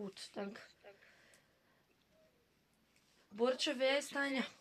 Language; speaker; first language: German; non-native, fluent; Macedonian